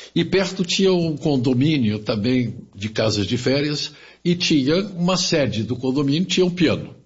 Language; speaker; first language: Portuguese; early bilingual, other home language; German